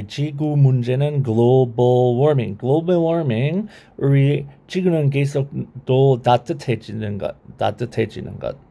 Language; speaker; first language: Korean; non-native, learner; English